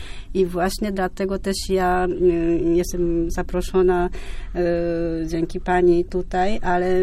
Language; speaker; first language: Polish; non-native, fluent; Japanese